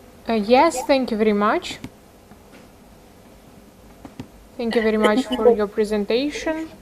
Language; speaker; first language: English; non-native, fluent; Romanian